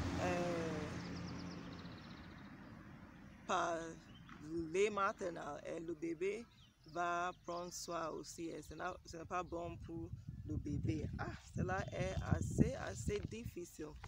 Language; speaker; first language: French; non-native, learner; English